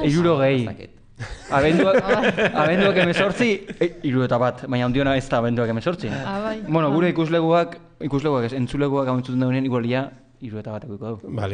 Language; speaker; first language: Basque; native; Basque